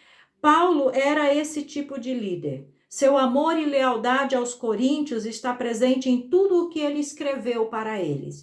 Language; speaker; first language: Portuguese; native; Portuguese